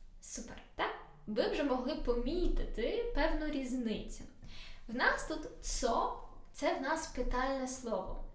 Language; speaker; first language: Polish; non-native, learner; Ukrainian